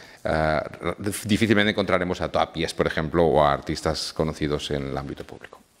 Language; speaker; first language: Spanish; native; Spanish